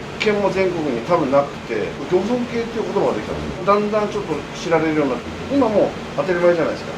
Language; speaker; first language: Japanese; native; Japanese